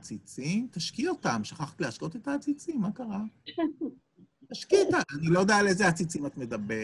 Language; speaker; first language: Hebrew; native; Hebrew